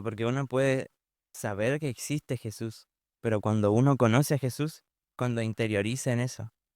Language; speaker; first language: Spanish; native; Spanish